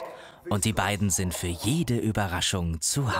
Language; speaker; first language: German; native; German